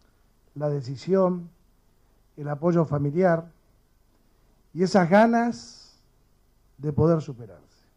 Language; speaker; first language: Spanish; native; Spanish